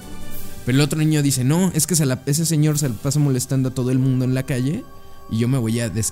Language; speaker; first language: Spanish; native; Spanish